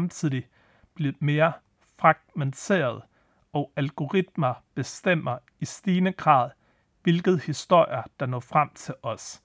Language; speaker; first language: Danish; native; Danish